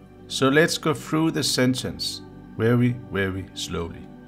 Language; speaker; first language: English; non-native, fluent; Danish